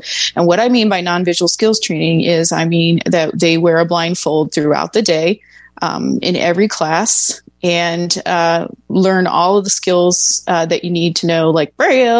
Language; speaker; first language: English; native; English